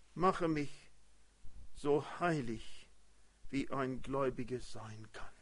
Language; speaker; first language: German; early bilingual, heritage; German